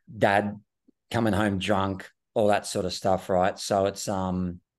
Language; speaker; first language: English; native; English